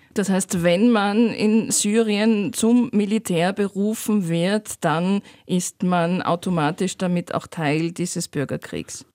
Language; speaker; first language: German; native; German